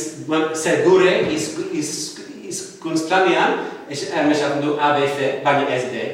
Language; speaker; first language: Basque; non-native, fluent; Welsh